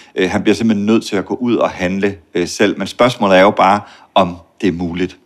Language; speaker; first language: Danish; native; Danish